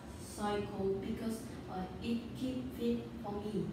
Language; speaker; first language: English; non-native, learner; Vietnamese